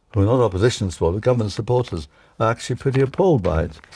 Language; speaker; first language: English; early bilingual, other home language; Czech